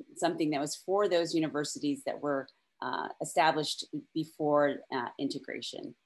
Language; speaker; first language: English; native; English